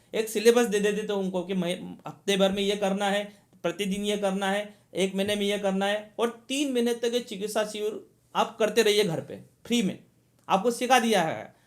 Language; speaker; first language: Hindi; native; Hindi